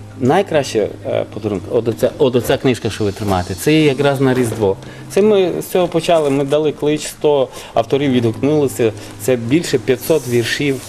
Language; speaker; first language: Ukrainian; native; Ukrainian